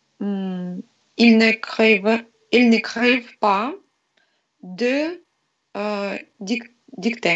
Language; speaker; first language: French; non-native, learner; Russian